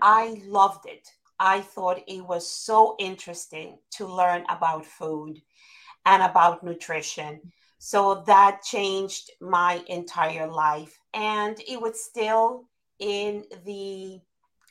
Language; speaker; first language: English; non-native, fluent; Spanish